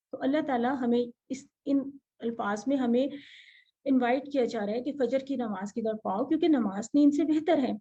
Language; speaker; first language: Urdu; native; Urdu